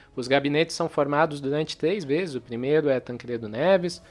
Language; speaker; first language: Portuguese; native; Portuguese